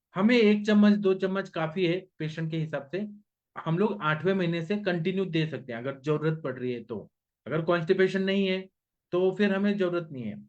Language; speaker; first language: Hindi; non-native, local second language; Marathi